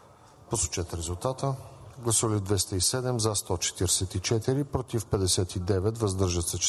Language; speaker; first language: Bulgarian; native; Bulgarian